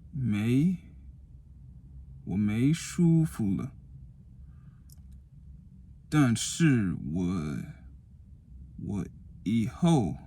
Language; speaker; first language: Chinese; non-native, learner; English